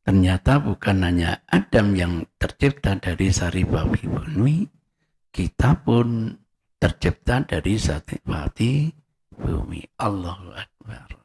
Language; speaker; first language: Indonesian; non-native, local second language; Javanese